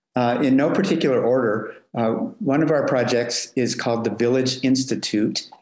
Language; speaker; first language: English; native; English